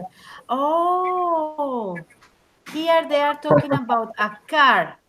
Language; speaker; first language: English; non-native, learner; Spanish